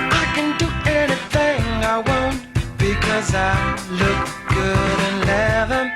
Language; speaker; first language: English; non-native, learner; Thai